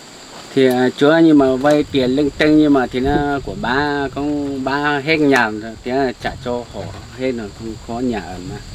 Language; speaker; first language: Vietnamese; non-native, local second language; Hmong